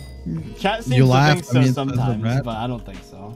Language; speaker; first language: English; native; English